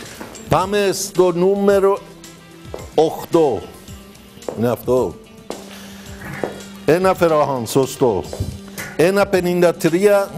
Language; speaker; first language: Greek; non-native, learner; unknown